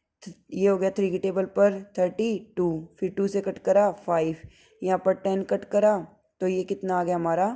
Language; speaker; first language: Hindi; native; Hindi